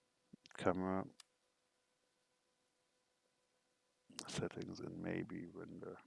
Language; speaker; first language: English; non-native, fluent; German